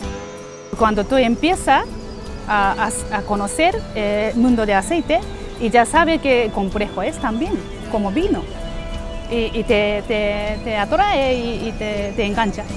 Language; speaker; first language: Spanish; non-native, fluent; Japanese